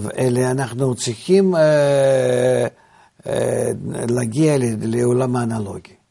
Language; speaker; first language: Hebrew; non-native, fluent; Russian